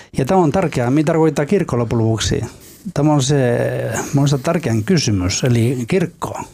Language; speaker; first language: Finnish; non-native, fluent; Spanish